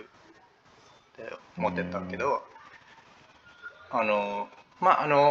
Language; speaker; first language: Japanese; non-native, learner; English